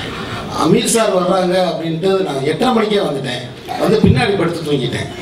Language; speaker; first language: Tamil; native; Tamil